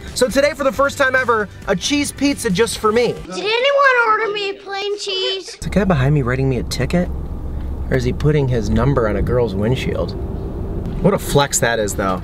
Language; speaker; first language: English; native; English